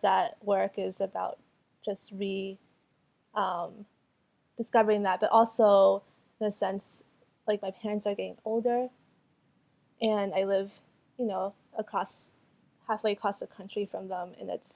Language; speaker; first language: English; early bilingual, other home language; Cantonese